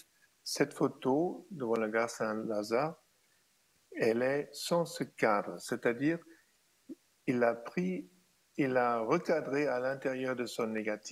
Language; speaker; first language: French; non-native, fluent; German